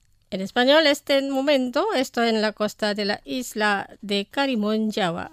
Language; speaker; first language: Spanish; non-native, fluent; Indonesian